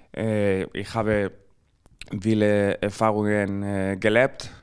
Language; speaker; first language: German; non-native, learner; Spanish